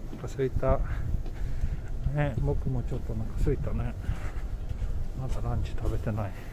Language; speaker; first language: Japanese; non-native, fluent; Swedish